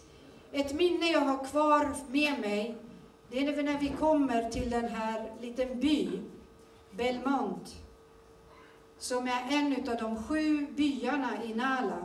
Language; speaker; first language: Swedish; early bilingual, other home language; Turoyo